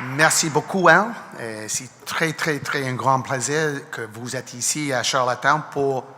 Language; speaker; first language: French; non-native, learner; English